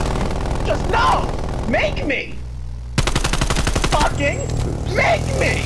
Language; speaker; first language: English; native; English